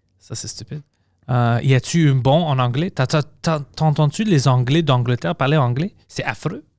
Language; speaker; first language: French; early bilingual, other home language; English